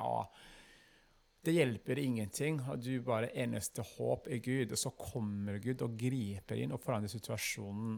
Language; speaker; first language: Norwegian; non-native, fluent; Kinyarwanda